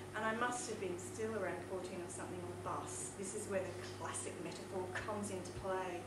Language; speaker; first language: English; native; English